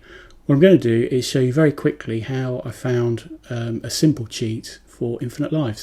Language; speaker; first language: English; native; English